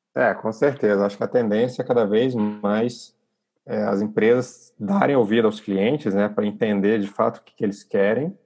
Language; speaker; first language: Portuguese; native; Portuguese